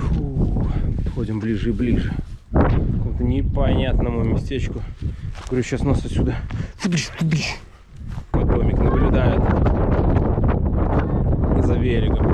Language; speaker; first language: Russian; native; Russian